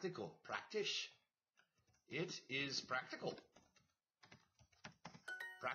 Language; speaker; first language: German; non-native, learner; English